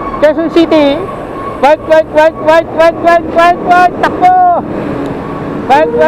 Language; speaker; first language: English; non-native, local second language; Filipino